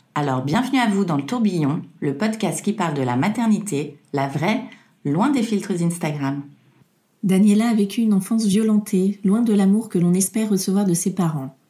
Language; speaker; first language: French; native; French